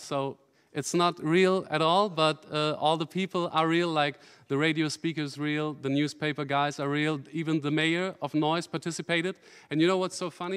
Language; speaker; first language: English; non-native, fluent; German